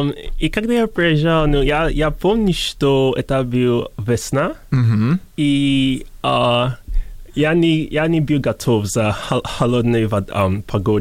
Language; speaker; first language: Russian; non-native, learner; English